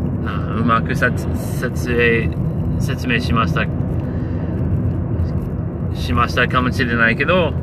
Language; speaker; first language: Japanese; non-native, learner; English